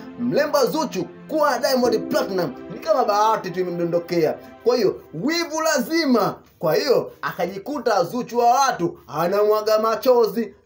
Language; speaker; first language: Swahili; native; Swahili